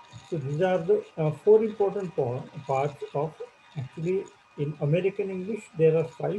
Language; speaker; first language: English; non-native, local second language; Marathi